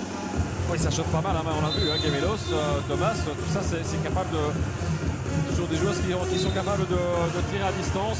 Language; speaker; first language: French; native; French